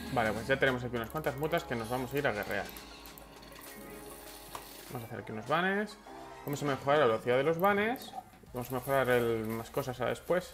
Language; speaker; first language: Spanish; native; Spanish